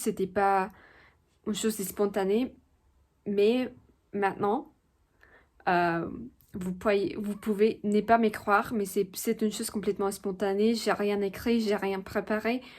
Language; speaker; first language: French; non-native, fluent; Spanish